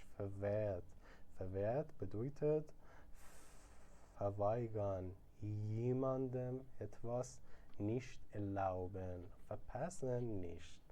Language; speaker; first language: German; non-native, fluent; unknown